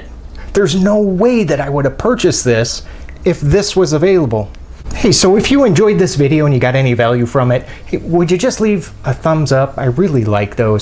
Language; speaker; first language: English; native; English